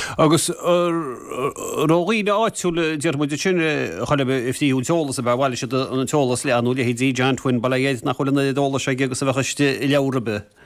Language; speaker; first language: Irish; native; Irish